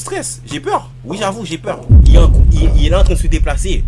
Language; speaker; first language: French; native; French